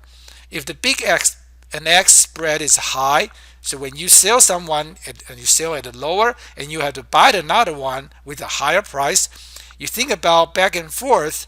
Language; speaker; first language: English; non-native, fluent; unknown